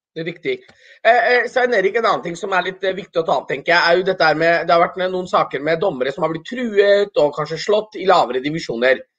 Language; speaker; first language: Norwegian; early bilingual, other home language; Urdu